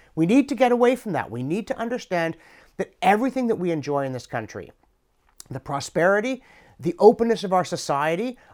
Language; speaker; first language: English; native; English